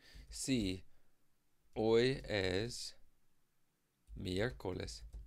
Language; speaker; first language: Spanish; non-native, learner; English